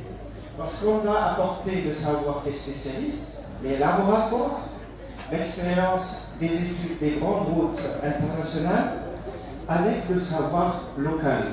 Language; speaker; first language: French; non-native, fluent; German